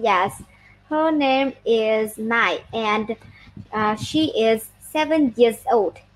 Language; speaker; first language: English; non-native, learner; Vietnamese